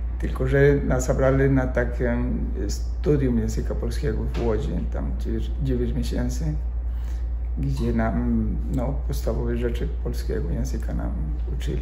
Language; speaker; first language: Polish; non-native, fluent; Spanish